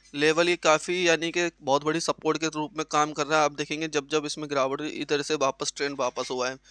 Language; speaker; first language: Hindi; native; Hindi